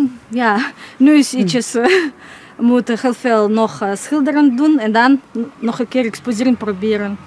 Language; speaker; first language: Dutch; non-native, learner; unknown